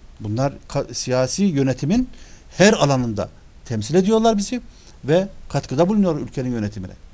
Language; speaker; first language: Turkish; early bilingual, other home language; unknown